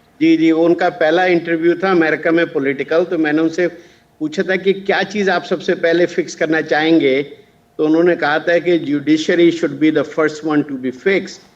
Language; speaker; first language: Urdu; native; Urdu